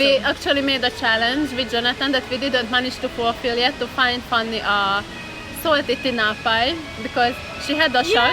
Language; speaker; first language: English; non-native, fluent; Hungarian